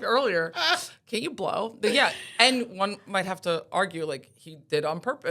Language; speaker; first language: English; native; English